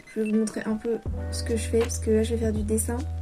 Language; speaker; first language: French; native; French